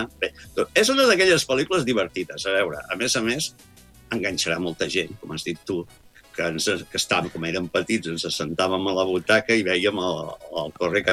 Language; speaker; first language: Catalan; native; Catalan